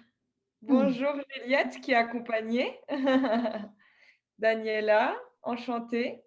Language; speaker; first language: French; native; French